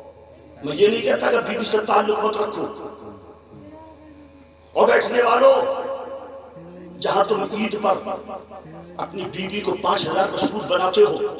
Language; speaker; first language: Urdu; native; Urdu